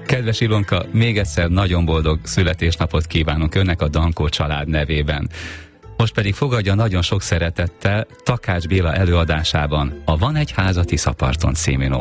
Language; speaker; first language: Hungarian; native; Hungarian